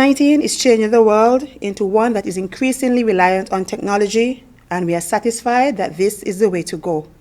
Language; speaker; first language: English; native; English